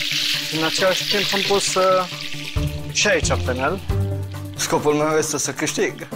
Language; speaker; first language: Romanian; early bilingual, heritage; Romanian